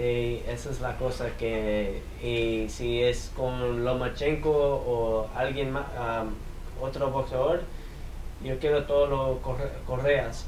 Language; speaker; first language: Spanish; early bilingual, heritage; English